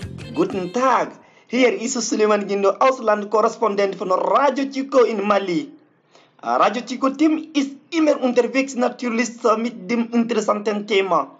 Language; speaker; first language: German; non-native, learner; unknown